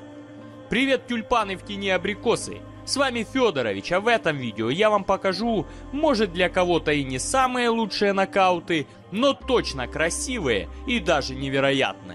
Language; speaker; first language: Russian; native; Russian